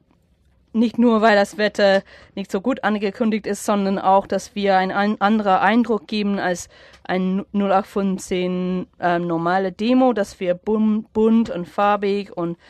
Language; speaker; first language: German; non-native, fluent; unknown